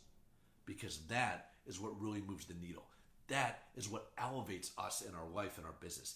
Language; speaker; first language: English; native; English